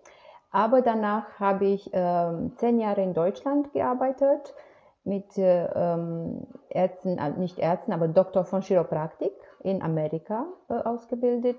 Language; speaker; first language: German; non-native, fluent; Romanian